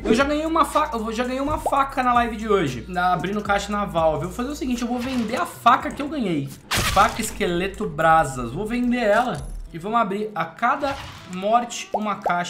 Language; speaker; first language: Portuguese; native; Portuguese